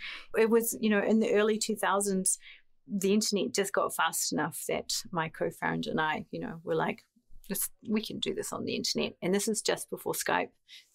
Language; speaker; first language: English; native; English